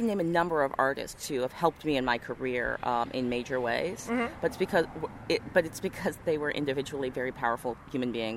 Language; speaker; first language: English; native; English